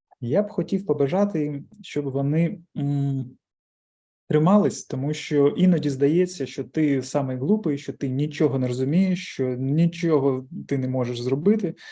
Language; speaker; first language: Ukrainian; non-native, local second language; Russian